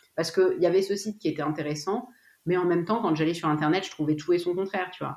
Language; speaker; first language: French; native; French